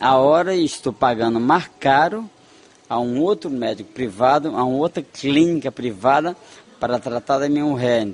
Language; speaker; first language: Spanish; non-native, fluent; Portuguese